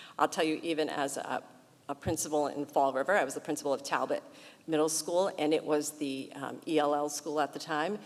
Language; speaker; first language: English; early bilingual, other home language; Portuguese